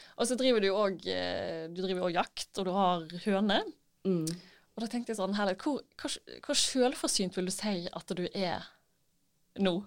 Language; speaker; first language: Norwegian; native; Norwegian